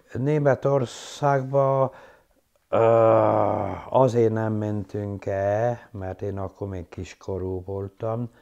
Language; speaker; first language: Hungarian; non-native, local second language; German